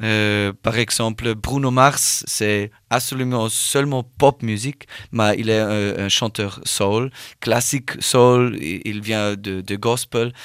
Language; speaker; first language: French; non-native, learner; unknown